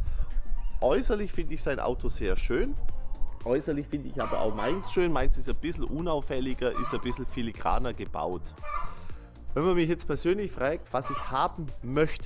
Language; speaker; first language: German; native; German